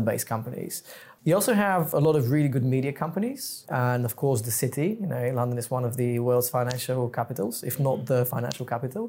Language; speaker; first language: English; non-native, fluent; Bulgarian